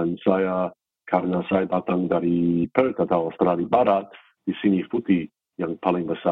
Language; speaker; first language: Indonesian; non-native, fluent; English